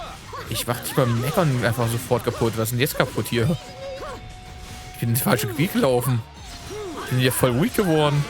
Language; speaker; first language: German; native; German